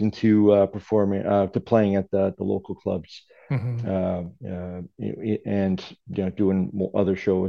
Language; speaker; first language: English; native; English